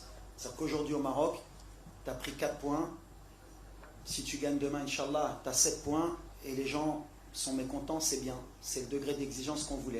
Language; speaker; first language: French; native; French